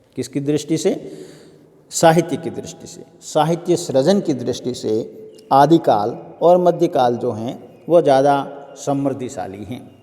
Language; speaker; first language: Hindi; native; Hindi